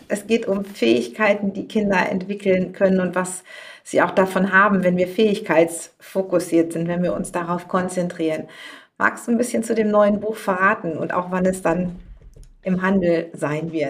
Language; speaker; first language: German; native; German